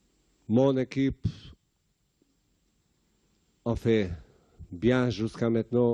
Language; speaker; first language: French; non-native, learner; Bosnian